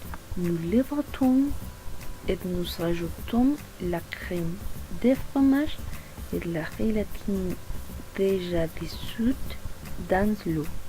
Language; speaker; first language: French; non-native, learner; Spanish